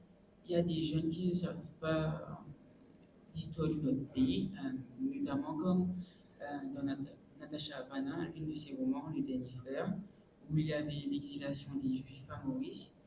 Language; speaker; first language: French; non-native, local second language; Morisyen